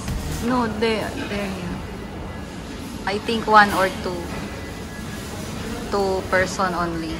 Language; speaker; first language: English; non-native, learner; Filipino